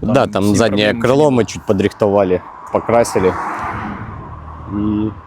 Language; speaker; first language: Russian; native; Russian